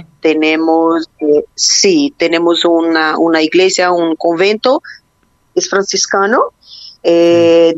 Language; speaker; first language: Spanish; non-native, learner; Portuguese